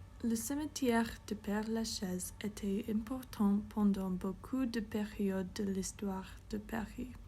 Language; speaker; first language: French; non-native, fluent; English